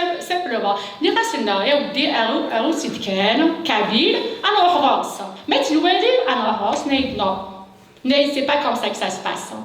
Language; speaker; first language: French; non-native, local second language; Kabyle